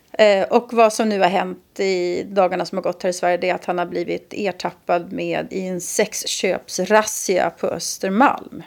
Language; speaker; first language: Swedish; native; Swedish